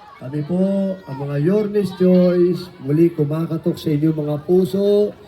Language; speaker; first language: Filipino; native; Filipino